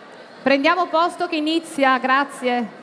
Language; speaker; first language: Italian; native; Italian